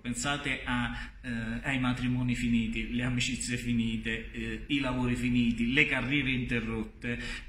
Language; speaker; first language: Italian; native; Italian